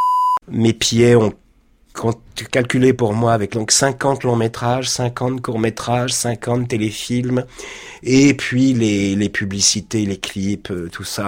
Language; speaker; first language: French; native; French